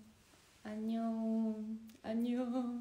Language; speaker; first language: Japanese; non-native, learner; Chinese